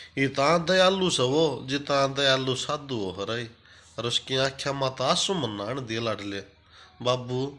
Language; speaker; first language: Hindi; native; Hindi